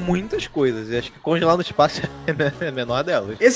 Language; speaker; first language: Portuguese; native; Portuguese